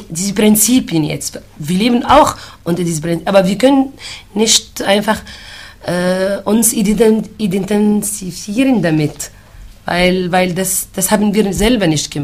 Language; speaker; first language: German; non-native, fluent; Arabic